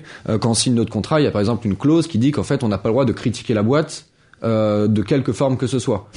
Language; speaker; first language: French; native; French